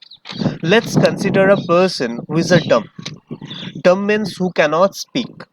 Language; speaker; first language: English; non-native, learner; Hindi